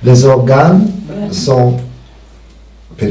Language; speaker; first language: French; non-native, learner; Italian